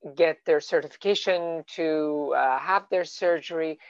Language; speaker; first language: English; non-native, fluent; Persian